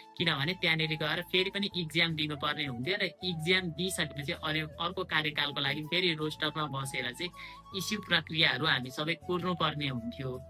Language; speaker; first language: Nepali; native; Nepali